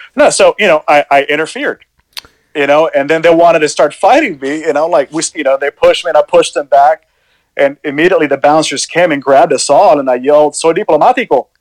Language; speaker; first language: English; early bilingual, other home language; Spanish